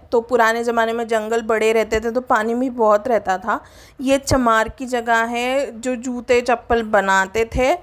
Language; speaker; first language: Hindi; non-native, local second language; Marathi